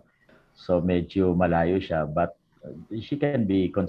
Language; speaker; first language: English; non-native, local second language; Filipino